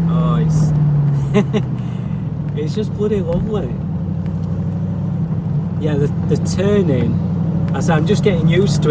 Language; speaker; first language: English; native; English